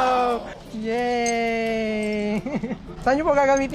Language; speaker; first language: Filipino; native; Filipino